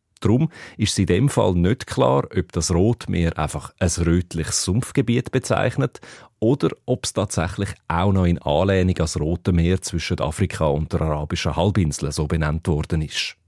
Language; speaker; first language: German; native; German